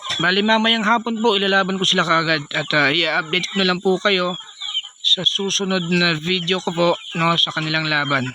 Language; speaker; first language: Filipino; non-native, local second language; Cebuano